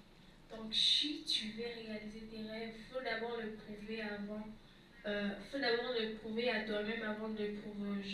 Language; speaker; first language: French; non-native, local second language; Lingala